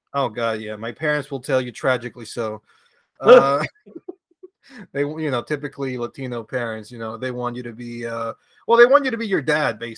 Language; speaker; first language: English; early bilingual, other home language; Spanish